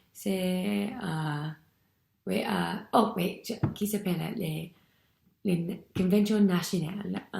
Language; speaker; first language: French; non-native, learner; English